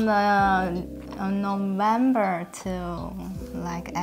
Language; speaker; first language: English; non-native, learner; Chinese